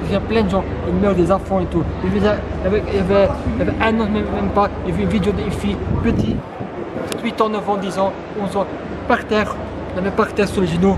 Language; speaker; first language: French; non-native, local second language; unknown